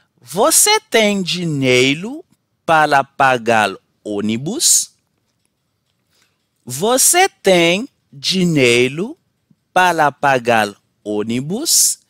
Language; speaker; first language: Portuguese; non-native, learner; Haitian Creole